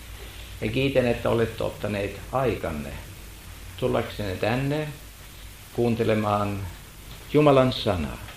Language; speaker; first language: Finnish; non-native, fluent; German